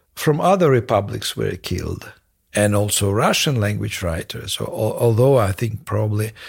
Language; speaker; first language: English; non-native, fluent; Russian